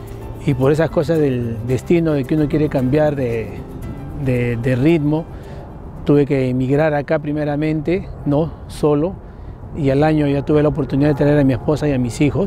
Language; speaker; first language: Spanish; native; Spanish